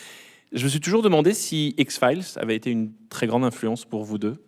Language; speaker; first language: French; native; French